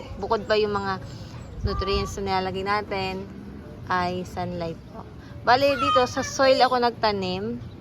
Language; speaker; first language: Filipino; native; Filipino